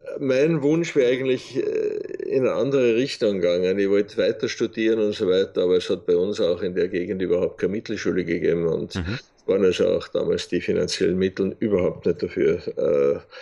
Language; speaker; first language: German; native; German